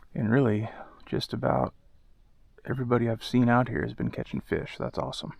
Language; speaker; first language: English; native; English